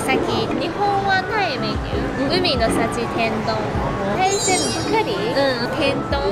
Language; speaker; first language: Japanese; non-native, fluent; Chinese